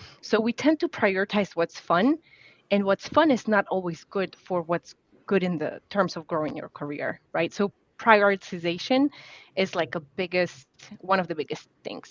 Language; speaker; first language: English; non-native, fluent; Polish